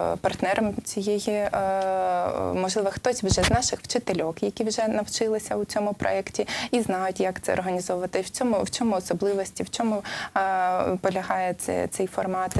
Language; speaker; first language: Ukrainian; native; Ukrainian